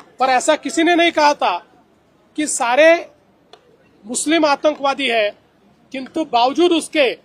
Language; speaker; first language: Hindi; non-native, local second language; Marathi